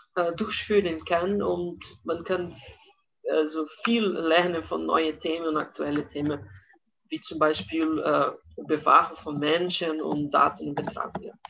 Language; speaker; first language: German; non-native, fluent; Portuguese